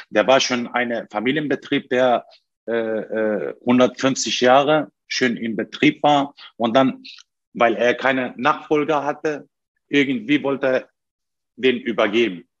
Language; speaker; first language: German; non-native, learner; Turkish